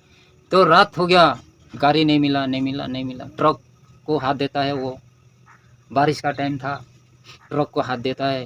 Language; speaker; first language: Hindi; non-native, local second language; Nepali